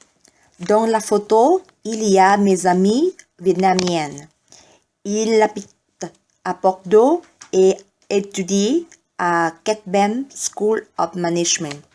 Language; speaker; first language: French; non-native, learner; Vietnamese